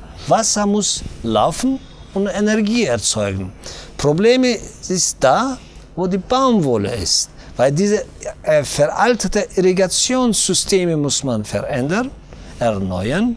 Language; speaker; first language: German; non-native, fluent; Tajik